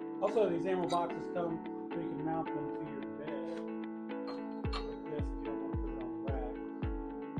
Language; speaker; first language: English; native; English